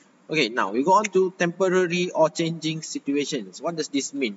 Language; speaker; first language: English; non-native, local second language; Malay